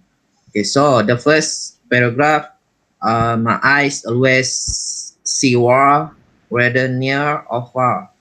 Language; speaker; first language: English; non-native, learner; Malay